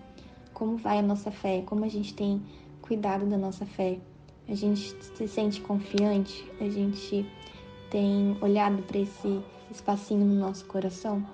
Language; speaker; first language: Portuguese; native; Portuguese